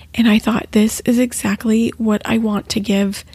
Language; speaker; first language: English; native; English